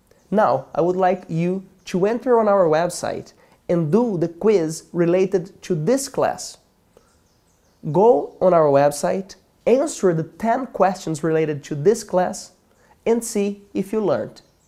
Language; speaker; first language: English; non-native, fluent; Portuguese